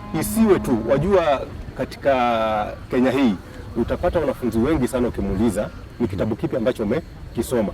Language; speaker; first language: Swahili; non-native, local second language; Luyia